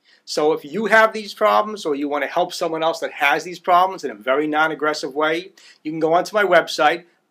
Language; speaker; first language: English; native; English